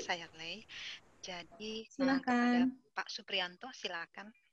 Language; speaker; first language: Indonesian; native; Indonesian